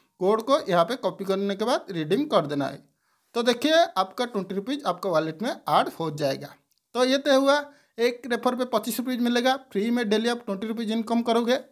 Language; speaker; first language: Hindi; non-native, local second language; Bangla